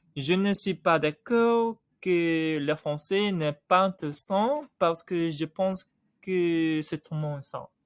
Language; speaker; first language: French; non-native, learner; English